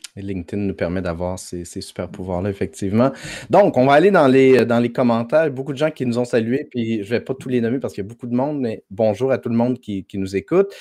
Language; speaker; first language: French; native; French